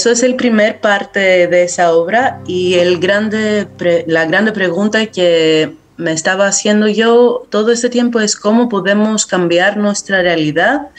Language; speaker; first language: Spanish; non-native, fluent; Greek